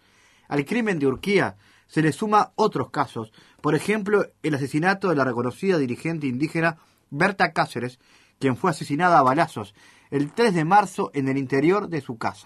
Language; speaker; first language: Spanish; native; Spanish